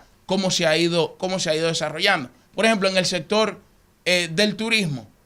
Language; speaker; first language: Spanish; native; Spanish